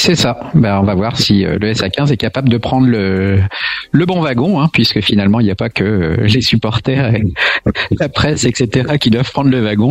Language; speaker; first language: French; native; French